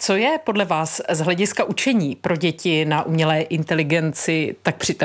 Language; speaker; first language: Czech; native; Czech